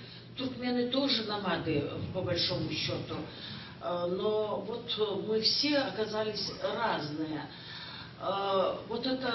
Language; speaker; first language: Russian; non-native, local second language; Kyrgyz